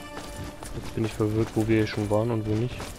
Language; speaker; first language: German; native; German